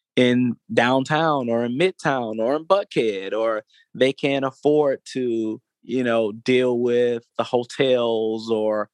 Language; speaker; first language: English; native; English